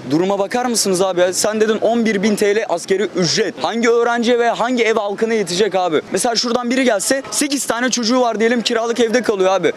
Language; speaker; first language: Turkish; native; Turkish